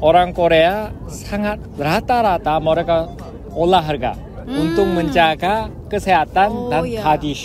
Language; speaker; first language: Indonesian; non-native, fluent; Korean